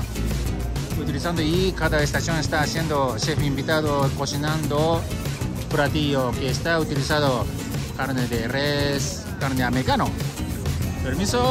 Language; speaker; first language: Spanish; non-native, learner; Japanese